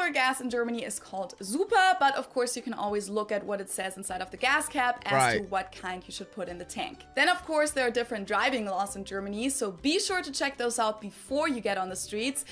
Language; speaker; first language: English; non-native, fluent; German